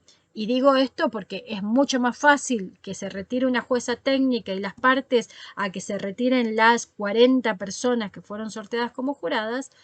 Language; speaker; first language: Spanish; native; Spanish